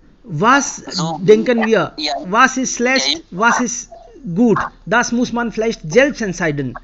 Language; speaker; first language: German; non-native, fluent; Hindi